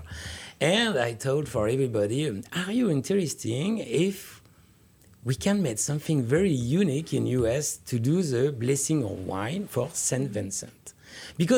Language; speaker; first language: English; non-native, learner; French